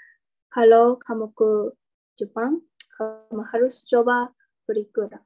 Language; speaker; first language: Indonesian; non-native, learner; Japanese